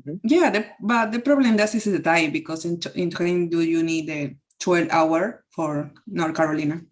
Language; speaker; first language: English; non-native, learner; Spanish